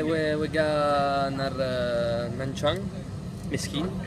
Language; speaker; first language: Dutch; non-native, learner; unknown